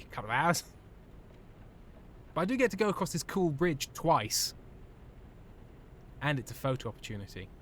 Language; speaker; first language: English; native; English